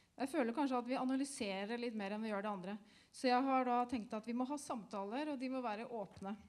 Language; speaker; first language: Norwegian; native; Norwegian